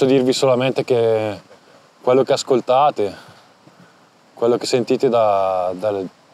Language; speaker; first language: English; non-native, learner; Italian